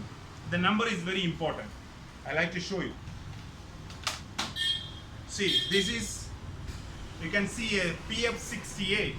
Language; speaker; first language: English; non-native, local second language; Malayalam